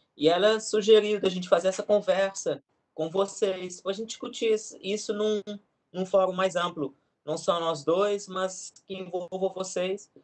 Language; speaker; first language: Portuguese; non-native, local second language; Kabuverdianu